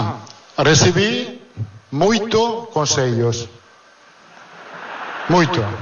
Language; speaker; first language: Portuguese; non-native, fluent; Italian